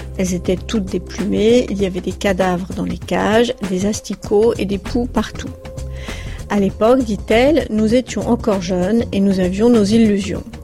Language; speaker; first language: French; native; French